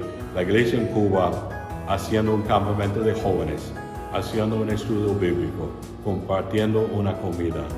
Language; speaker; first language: Spanish; non-native, fluent; English